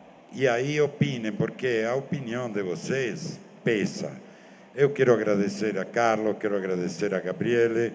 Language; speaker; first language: Portuguese; non-native, fluent; Spanish